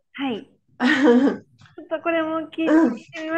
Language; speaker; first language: Japanese; native; Japanese